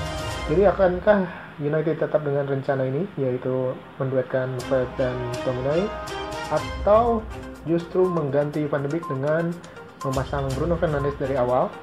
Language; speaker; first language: Indonesian; native; Indonesian